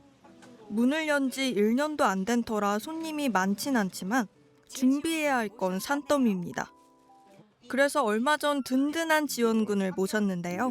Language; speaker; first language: Korean; native; Korean